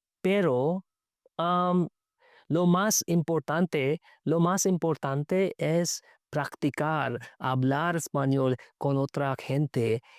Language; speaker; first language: Spanish; non-native, learner; English